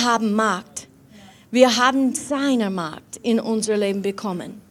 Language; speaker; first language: German; non-native, fluent; English